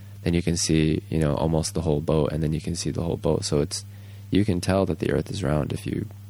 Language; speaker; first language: English; early bilingual, other home language; Japanese